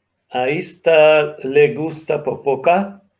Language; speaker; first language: Spanish; non-native, learner; English